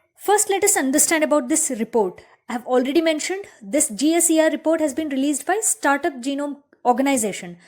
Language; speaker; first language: English; non-native, local second language; Kannada